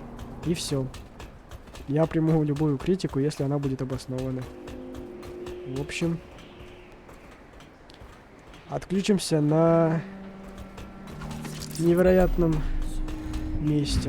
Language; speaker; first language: Russian; native; Russian